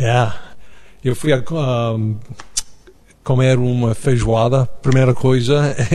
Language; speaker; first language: Portuguese; non-native, learner; English